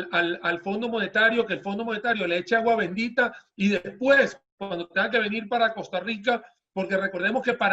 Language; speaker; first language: Spanish; native; Spanish